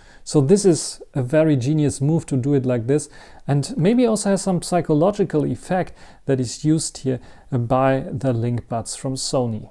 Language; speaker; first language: English; non-native, fluent; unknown